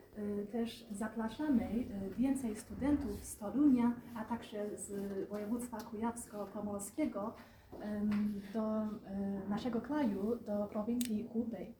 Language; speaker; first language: Polish; non-native, fluent; Chinese